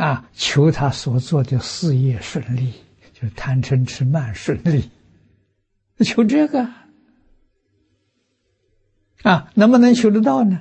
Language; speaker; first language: Chinese; native; Chinese